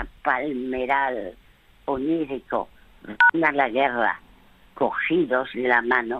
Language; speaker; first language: Spanish; early bilingual, other home language; French